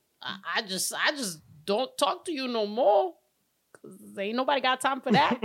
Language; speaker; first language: English; non-native, local second language; French